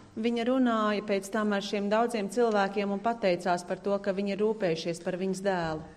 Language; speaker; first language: Latvian; native; Latvian